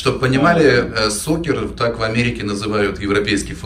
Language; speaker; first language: Russian; native; Russian